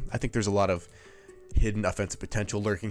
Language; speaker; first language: English; native; English